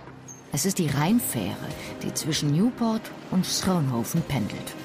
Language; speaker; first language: German; native; German